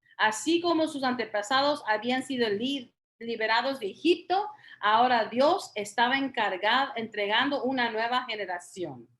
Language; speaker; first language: Spanish; early bilingual, heritage; Spanish